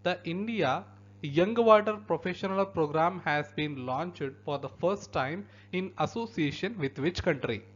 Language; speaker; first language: English; non-native, local second language; Kannada